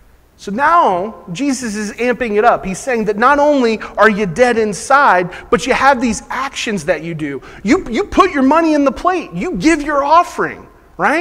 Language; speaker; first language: English; native; English